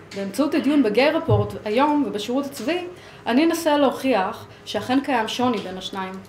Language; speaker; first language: Hebrew; native; Hebrew